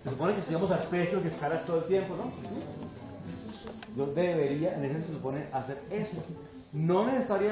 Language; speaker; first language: Spanish; native; Spanish